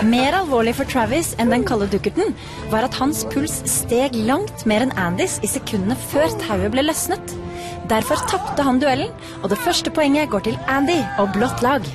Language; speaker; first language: Norwegian; native; Norwegian